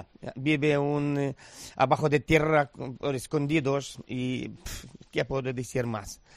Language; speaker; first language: Spanish; non-native, learner; Ukrainian